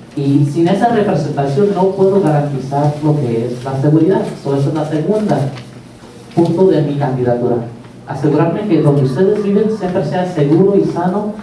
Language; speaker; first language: Spanish; early bilingual, heritage; Spanish